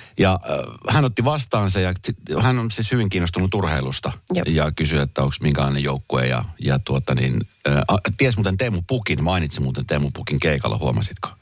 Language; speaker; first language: Finnish; native; Finnish